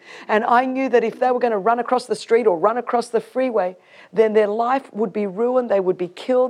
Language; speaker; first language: English; native; English